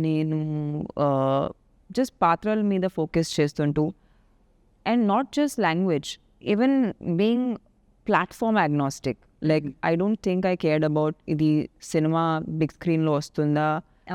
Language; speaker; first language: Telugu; non-native, local second language; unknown